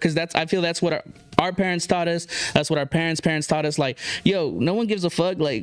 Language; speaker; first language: English; early bilingual, other home language; Spanish